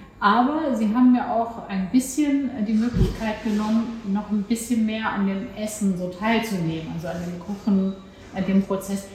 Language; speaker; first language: German; early bilingual, other home language; Turkish